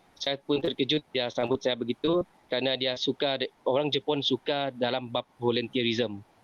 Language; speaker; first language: Malay; native; Malay